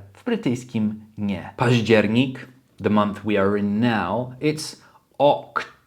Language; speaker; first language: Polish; early bilingual, heritage; Polish